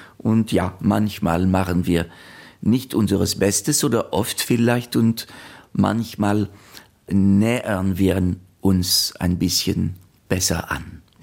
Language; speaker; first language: German; non-native, fluent; French